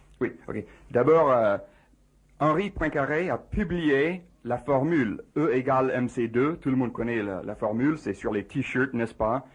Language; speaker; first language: French; non-native, fluent; English